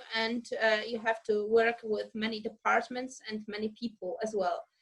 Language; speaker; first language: English; non-native, fluent; Polish